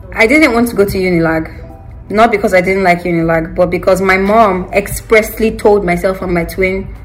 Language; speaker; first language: English; non-native, local second language; Yoruba